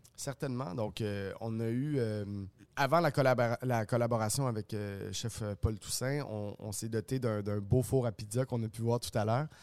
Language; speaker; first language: French; native; French